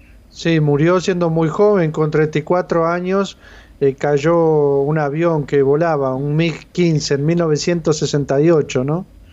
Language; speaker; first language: Spanish; native; Spanish